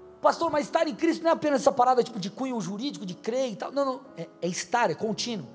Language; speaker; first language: Portuguese; native; Portuguese